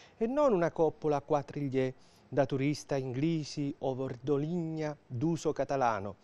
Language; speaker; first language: Italian; native; Italian